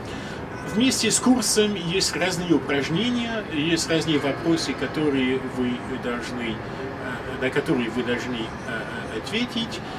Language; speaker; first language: Russian; non-native, fluent; French